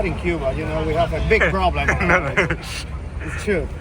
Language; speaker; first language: English; non-native, fluent; Spanish